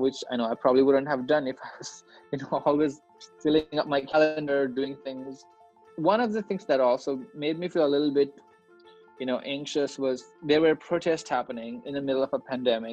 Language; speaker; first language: English; non-native, local second language; Nepali